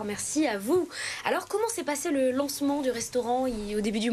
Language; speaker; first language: French; native; French